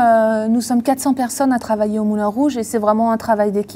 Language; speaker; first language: French; native; French